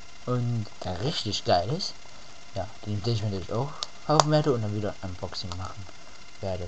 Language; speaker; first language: German; native; German